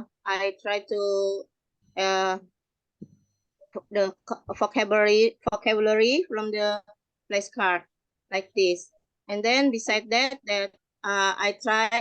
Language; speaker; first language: English; non-native, learner; Indonesian